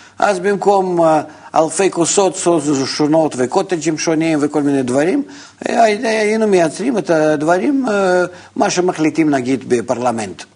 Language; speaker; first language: Hebrew; non-native, fluent; Russian